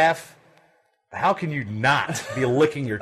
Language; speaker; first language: English; native; English